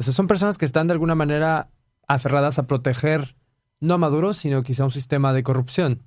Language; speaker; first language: Spanish; native; Spanish